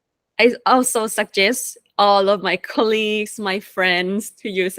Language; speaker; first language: English; non-native, fluent; Thai